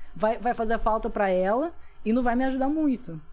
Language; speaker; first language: Portuguese; non-native, fluent; Russian